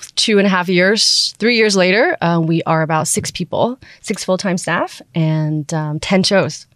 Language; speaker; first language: English; early bilingual, other home language; Chinese